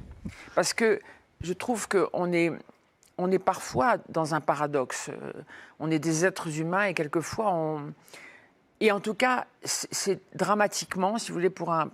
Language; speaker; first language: French; native; French